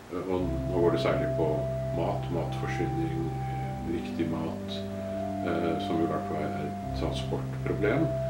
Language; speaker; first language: Norwegian; native; Norwegian